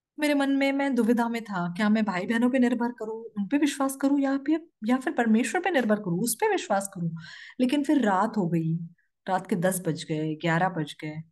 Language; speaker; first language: Hindi; non-native, fluent; Korean